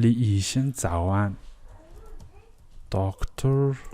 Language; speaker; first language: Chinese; non-native, learner; Mongolian